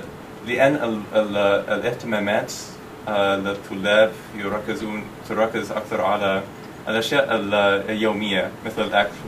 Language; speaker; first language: Arabic; non-native, fluent; English